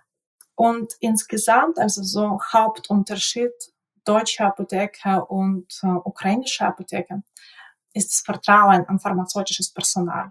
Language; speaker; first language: German; non-native, fluent; Ukrainian